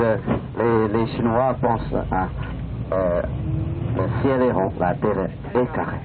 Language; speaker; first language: French; non-native, fluent; Chinese